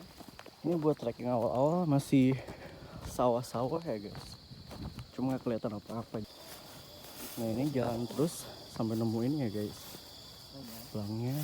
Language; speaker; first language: Indonesian; native; Indonesian